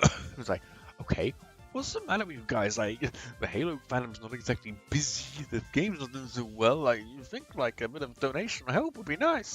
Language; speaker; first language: English; native; English